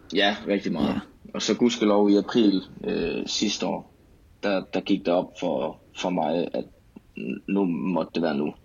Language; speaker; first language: Danish; native; Danish